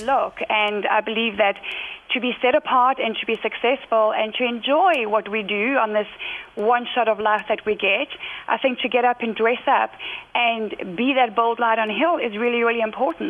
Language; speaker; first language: English; native; English